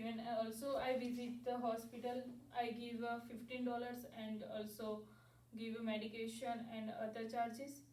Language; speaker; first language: English; non-native, learner; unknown